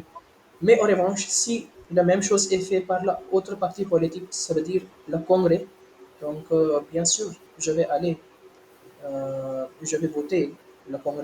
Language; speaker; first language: French; non-native, learner; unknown